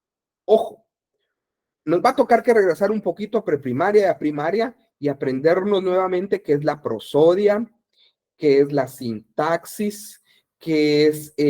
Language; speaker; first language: Spanish; native; Spanish